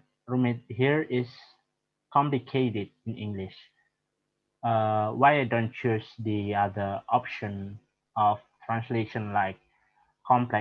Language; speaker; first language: English; non-native, learner; Indonesian